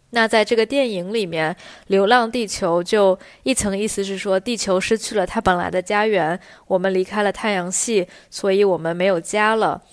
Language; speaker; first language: Chinese; native; Chinese